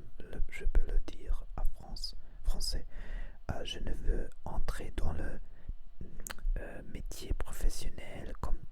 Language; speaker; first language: French; non-native, learner; Spanish